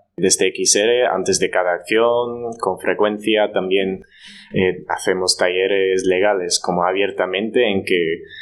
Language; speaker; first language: Spanish; non-native, fluent; Dutch